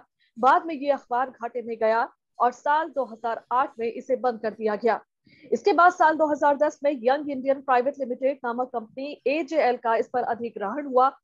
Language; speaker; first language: Hindi; native; Hindi